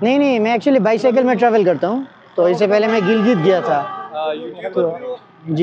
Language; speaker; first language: Hindi; non-native, fluent; Bangla